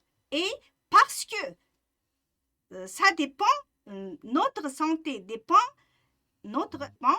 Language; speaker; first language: French; non-native, fluent; Uzbek